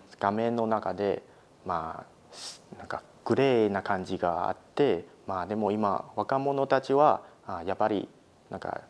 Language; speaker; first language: Japanese; non-native, fluent; Chinese